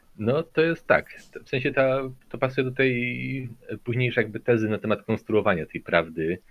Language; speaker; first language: Polish; native; Polish